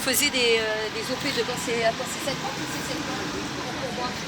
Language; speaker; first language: French; native; French